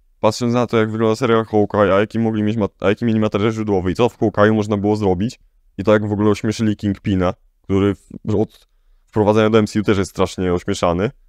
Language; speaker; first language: Polish; native; Polish